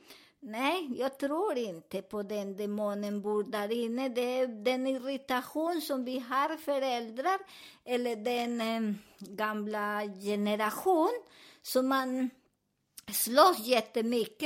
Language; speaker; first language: Swedish; non-native, learner; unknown